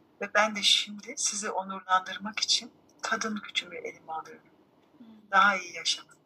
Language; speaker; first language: Turkish; native; Turkish